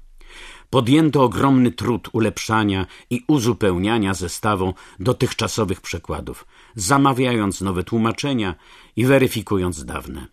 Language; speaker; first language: Polish; native; Polish